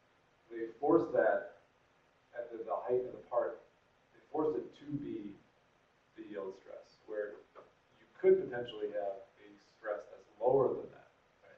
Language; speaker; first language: English; native; English